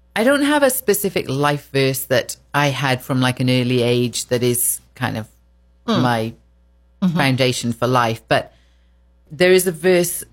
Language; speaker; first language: English; native; English